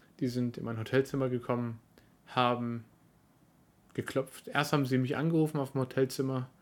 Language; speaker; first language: German; early bilingual, other home language; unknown